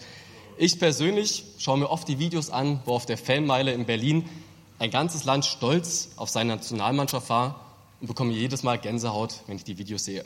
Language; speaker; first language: German; native; German